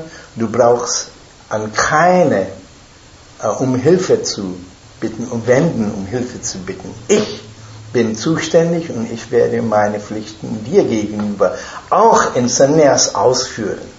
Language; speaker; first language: German; non-native, fluent; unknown